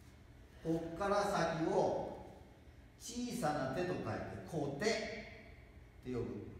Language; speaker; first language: Japanese; native; Japanese